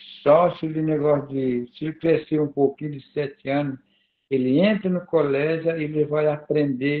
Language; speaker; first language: Portuguese; non-native, local second language; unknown